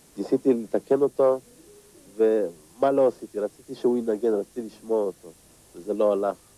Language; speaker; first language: Hebrew; early bilingual, other home language; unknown